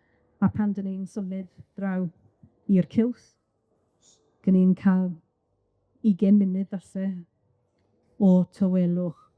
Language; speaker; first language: Welsh; non-native, local second language; English